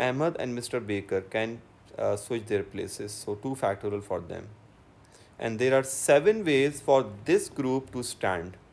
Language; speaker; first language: English; non-native, local second language; Urdu